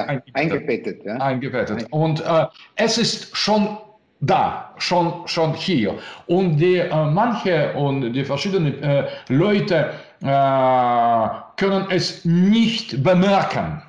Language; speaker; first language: German; non-native, learner; Russian